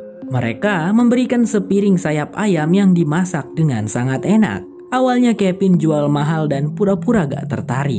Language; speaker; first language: Indonesian; native; Indonesian